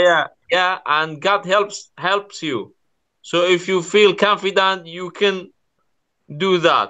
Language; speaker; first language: English; non-native, learner; Kurdish